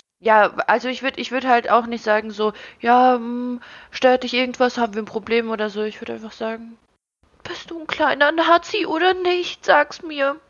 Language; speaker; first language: German; early bilingual, other home language; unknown